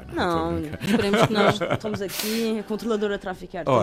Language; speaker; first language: Portuguese; native; Portuguese